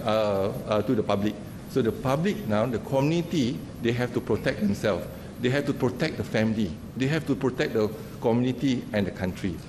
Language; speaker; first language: English; non-native, local second language; Malay